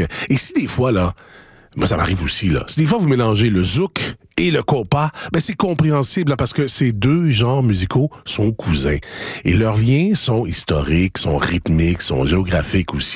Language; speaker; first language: French; native; French